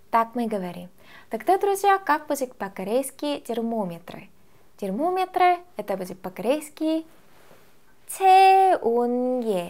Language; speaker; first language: Russian; non-native, fluent; Korean